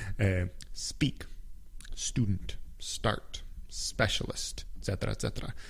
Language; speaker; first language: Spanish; non-native, fluent; English